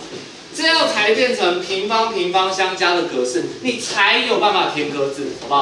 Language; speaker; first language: Chinese; native; Chinese